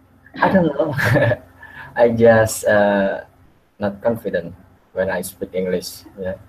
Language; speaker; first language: English; non-native, learner; Indonesian